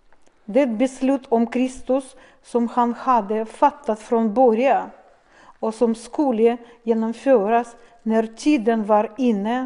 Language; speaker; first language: Swedish; non-native, fluent; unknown